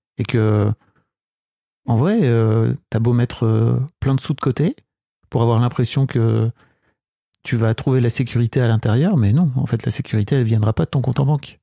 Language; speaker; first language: French; native; French